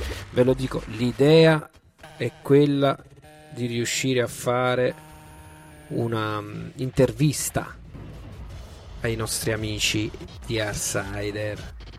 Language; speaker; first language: Italian; native; Italian